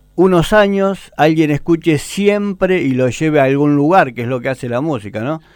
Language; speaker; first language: Spanish; native; Spanish